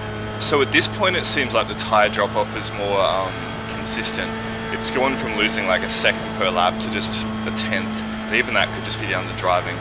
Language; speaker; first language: English; native; English